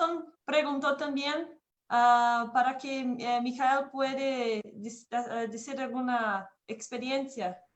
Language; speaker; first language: Spanish; non-native, learner; Portuguese